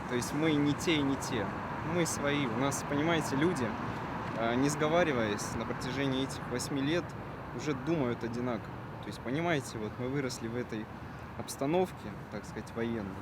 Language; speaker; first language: Russian; native; Russian